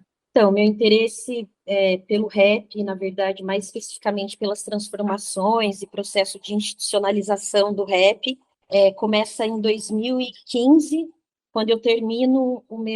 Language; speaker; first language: Portuguese; native; Portuguese